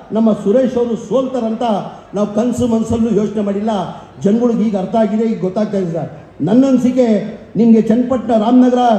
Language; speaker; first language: Kannada; non-native, local second language; Urdu